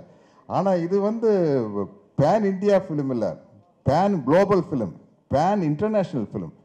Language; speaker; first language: Tamil; native; Tamil